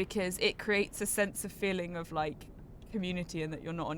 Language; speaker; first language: English; native; English